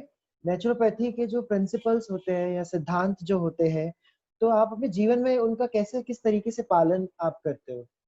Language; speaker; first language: Hindi; native; Hindi